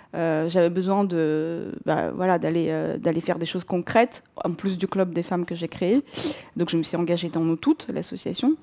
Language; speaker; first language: French; non-native, fluent; Russian